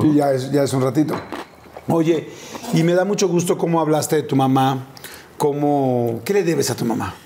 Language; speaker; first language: Spanish; native; Spanish